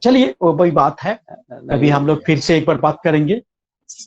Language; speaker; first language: Hindi; native; Hindi